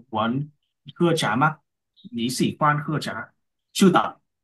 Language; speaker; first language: Chinese; non-native, learner; Vietnamese